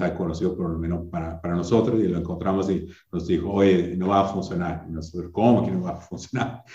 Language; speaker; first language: Spanish; non-native, fluent; English